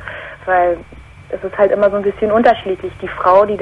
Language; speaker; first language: German; native; German